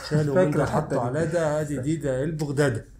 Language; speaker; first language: Arabic; native; Arabic